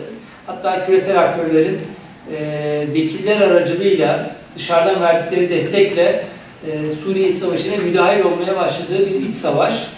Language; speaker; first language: Turkish; native; Turkish